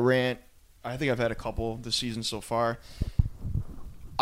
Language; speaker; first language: English; native; English